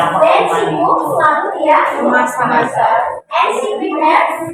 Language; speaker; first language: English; non-native, fluent; Indonesian